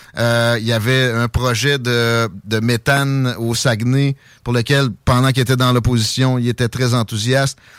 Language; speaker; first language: French; native; French